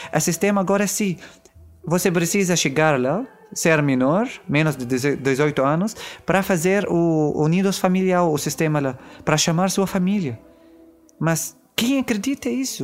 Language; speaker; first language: Portuguese; non-native, learner; Arabic